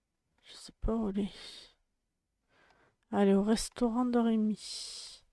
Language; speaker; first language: French; native; French